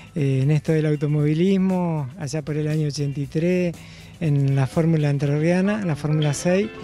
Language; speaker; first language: Spanish; native; Spanish